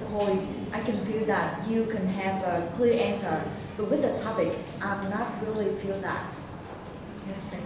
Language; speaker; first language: English; non-native, learner; Vietnamese